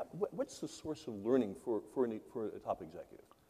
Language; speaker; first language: English; native; English